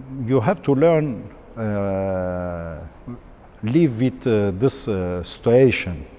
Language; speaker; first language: English; non-native, learner; Turkish